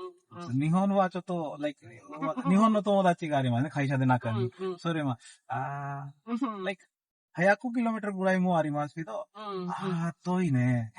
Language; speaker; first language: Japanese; non-native, learner; Hindi